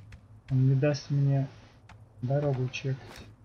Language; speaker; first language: Russian; native; Russian